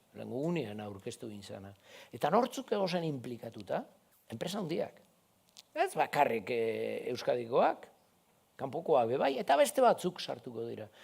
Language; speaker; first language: Basque; non-native, local second language; Spanish